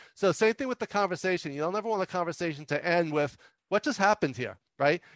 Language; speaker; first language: English; native; English